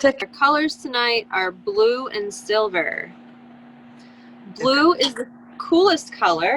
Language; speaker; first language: English; native; English